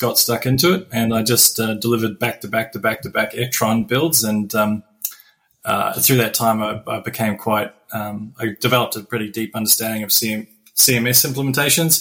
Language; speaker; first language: English; native; English